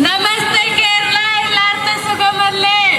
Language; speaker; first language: Malayalam; non-native, learner; Hindi